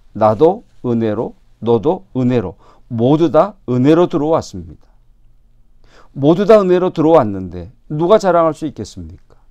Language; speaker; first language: Korean; native; Korean